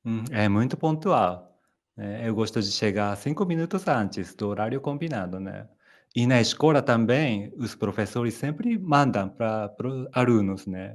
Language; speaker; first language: Portuguese; non-native, fluent; Japanese